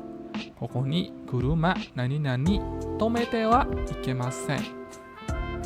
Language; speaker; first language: Japanese; non-native, fluent; Indonesian